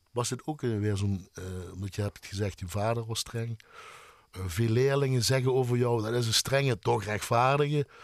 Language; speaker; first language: Dutch; native; Dutch